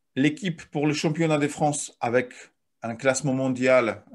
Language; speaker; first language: French; non-native, fluent; Polish